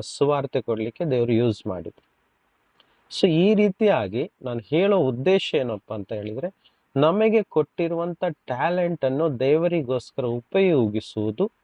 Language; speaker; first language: Kannada; non-native, local second language; Konkani